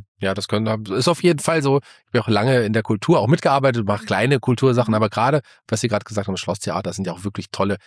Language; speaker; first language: German; native; German